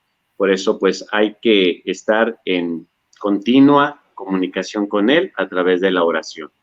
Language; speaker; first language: Spanish; native; Spanish